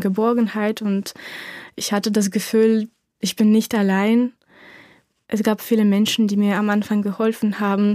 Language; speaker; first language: German; non-native, fluent; Ukrainian